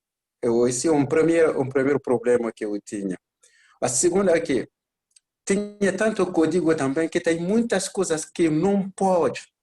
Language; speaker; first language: Portuguese; non-native, learner; Bambara